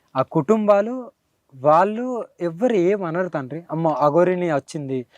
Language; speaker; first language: Telugu; native; Telugu